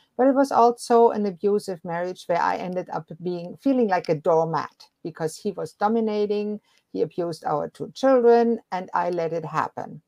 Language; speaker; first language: English; non-native, fluent; German